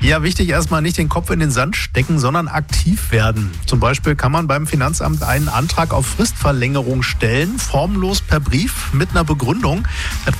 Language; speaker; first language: German; native; German